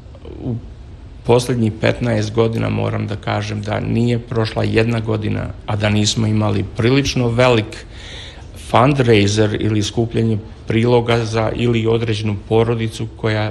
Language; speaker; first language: Serbian; native; Serbian